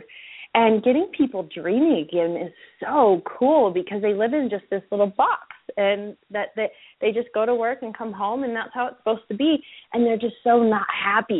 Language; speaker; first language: English; native; English